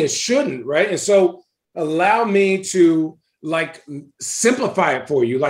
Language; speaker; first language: English; native; English